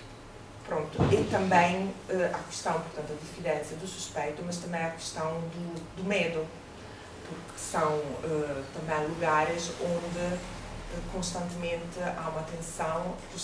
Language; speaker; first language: Portuguese; non-native, fluent; Italian